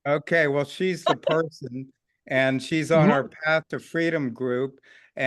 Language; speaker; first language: English; native; English